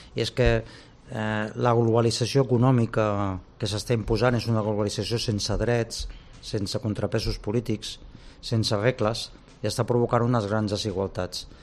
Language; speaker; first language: Catalan; native; Catalan